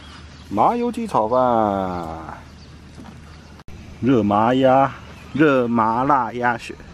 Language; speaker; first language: Chinese; native; Chinese